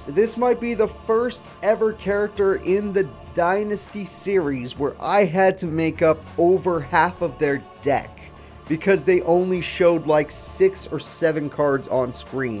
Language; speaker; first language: English; native; English